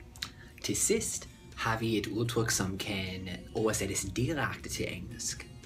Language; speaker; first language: Danish; non-native, fluent; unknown